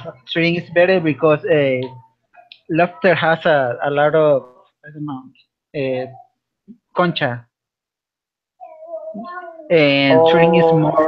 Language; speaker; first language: English; non-native, learner; Spanish